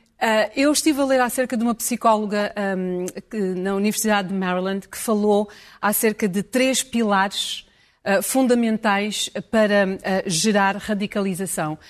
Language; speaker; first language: Portuguese; early bilingual, heritage; English